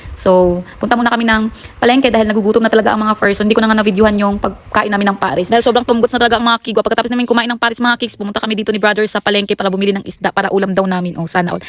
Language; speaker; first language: Filipino; non-native, local second language; Cebuano